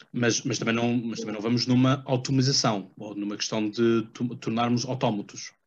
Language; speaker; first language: Portuguese; native; Portuguese